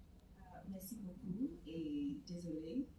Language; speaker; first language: French; non-native, learner; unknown